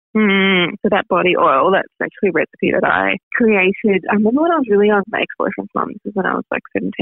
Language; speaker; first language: English; native; English